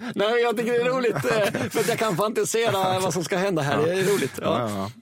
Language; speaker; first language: Swedish; native; Swedish